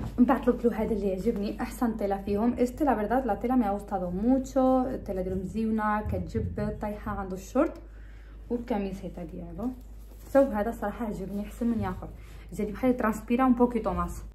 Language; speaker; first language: Arabic; early bilingual, heritage; Arabic